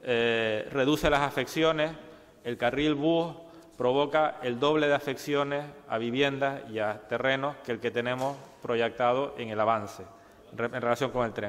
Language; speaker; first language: Spanish; native; Spanish